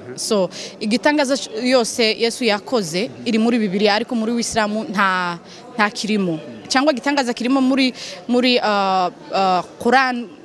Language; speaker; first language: Kinyarwanda; non-native, learner; Somali